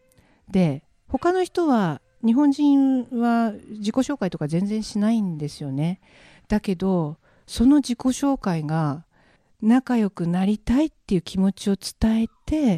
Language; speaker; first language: Japanese; native; Japanese